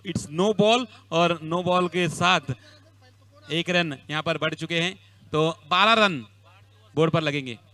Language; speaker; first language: Hindi; non-native, local second language; Marathi